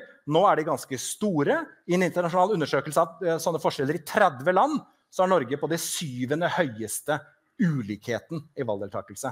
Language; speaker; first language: Norwegian; native; Norwegian